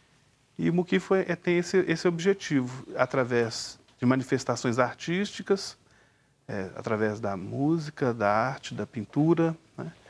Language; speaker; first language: Portuguese; native; Portuguese